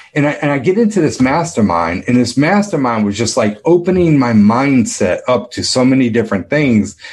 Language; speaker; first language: English; native; English